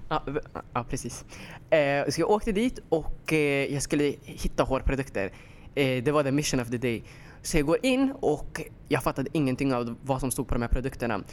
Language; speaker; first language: Swedish; early bilingual, other home language; Somali